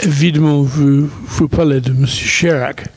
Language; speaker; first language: French; non-native, fluent; English